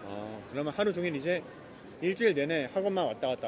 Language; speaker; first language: Korean; native; Korean